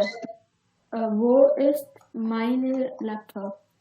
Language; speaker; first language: German; non-native, learner; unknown